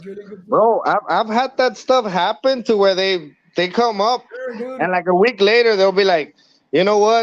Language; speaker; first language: English; early bilingual, other home language; Spanish